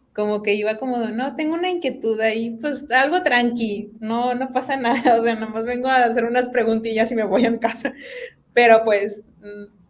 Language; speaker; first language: Spanish; native; Spanish